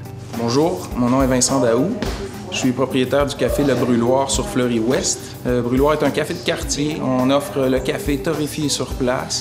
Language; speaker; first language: French; native; French